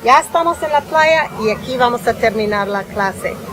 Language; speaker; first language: Spanish; non-native, fluent; English